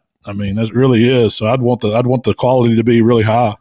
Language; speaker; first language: English; native; English